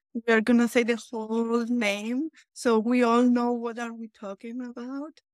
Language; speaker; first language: English; non-native, fluent; Spanish